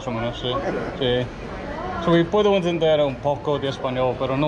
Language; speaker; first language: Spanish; non-native, learner; English